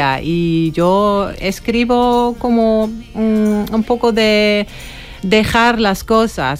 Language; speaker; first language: Spanish; non-native, fluent; Dutch